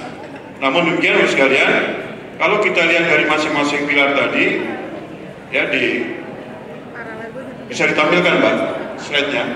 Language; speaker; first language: Indonesian; native; Indonesian